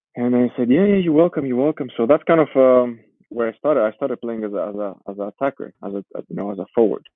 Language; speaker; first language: English; non-native, fluent; Georgian